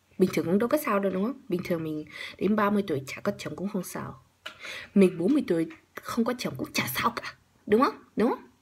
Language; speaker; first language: Vietnamese; early bilingual, heritage; Vietnamese